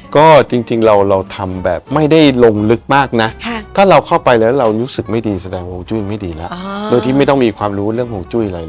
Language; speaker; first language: Thai; early bilingual, heritage; Thai